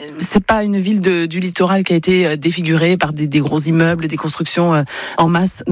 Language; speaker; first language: French; native; French